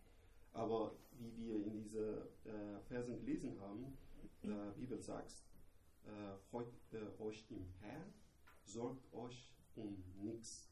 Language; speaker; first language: German; non-native, learner; Persian